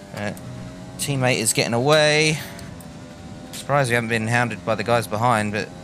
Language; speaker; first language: English; native; English